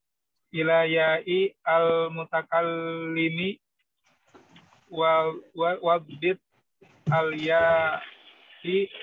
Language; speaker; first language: Arabic; non-native, learner; Indonesian